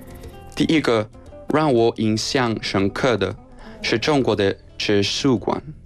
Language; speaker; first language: Chinese; non-native, fluent; Spanish